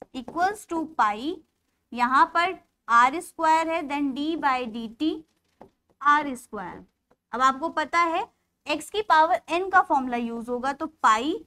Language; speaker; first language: Hindi; native; Hindi